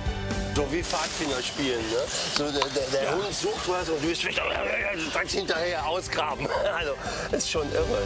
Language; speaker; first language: German; native; German